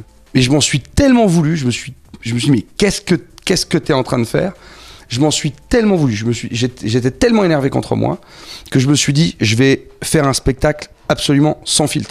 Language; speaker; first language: French; native; French